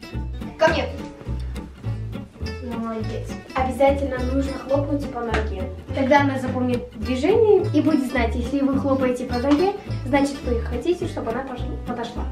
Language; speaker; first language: Russian; native; Russian